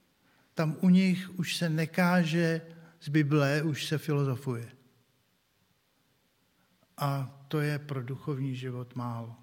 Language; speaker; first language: Czech; native; Czech